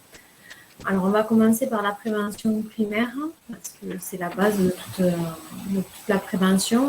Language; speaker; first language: French; native; French